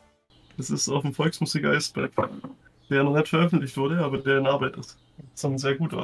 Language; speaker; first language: German; native; German